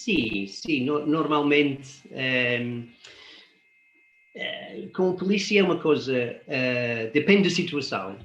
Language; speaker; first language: Portuguese; non-native, fluent; English